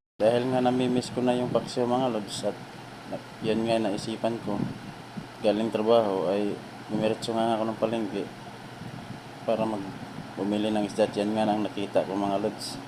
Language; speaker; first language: Filipino; non-native, local second language; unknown